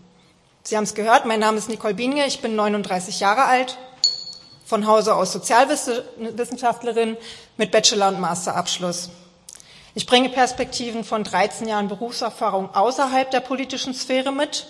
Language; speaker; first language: German; native; German